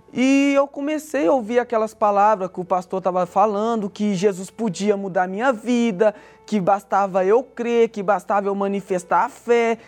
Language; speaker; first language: Portuguese; native; Portuguese